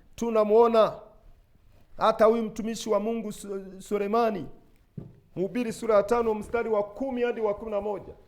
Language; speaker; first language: Swahili; non-native, local second language; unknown